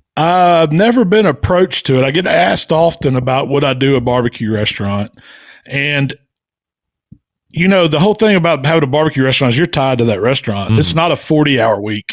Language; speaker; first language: English; native; English